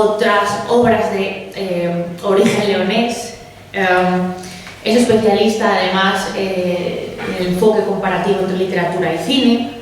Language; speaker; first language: Spanish; native; Spanish